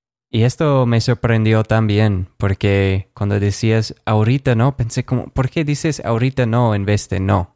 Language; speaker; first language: Spanish; non-native, fluent; English